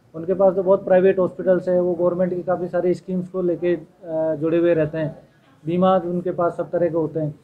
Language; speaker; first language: Hindi; native; Hindi